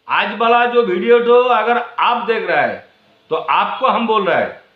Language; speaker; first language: Hindi; non-native, local second language; Bangla